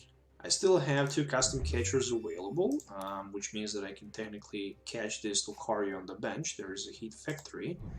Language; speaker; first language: English; non-native, fluent; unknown